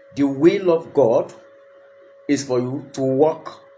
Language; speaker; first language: English; non-native, local second language; Yoruba